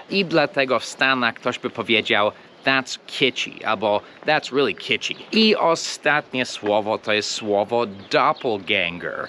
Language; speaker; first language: Polish; early bilingual, heritage; English